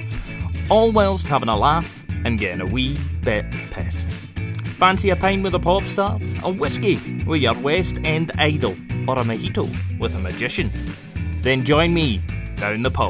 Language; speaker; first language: English; native; English